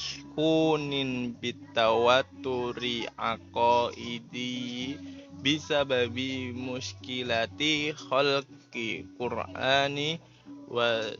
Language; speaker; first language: Arabic; non-native, learner; Indonesian